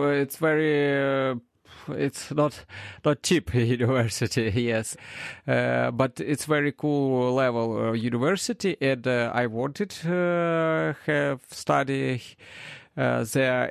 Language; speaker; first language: English; non-native, learner; Ukrainian